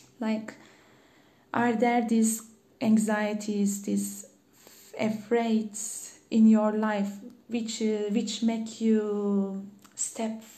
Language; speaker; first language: English; non-native, learner; Turkish